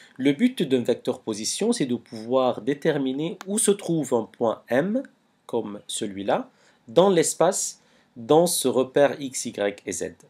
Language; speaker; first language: French; non-native, local second language; Arabic